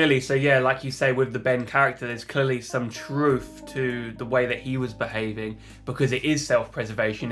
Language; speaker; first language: English; native; English